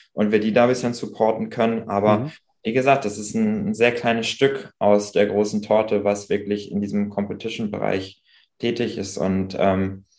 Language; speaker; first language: German; native; German